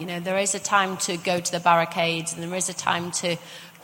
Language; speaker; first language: English; native; English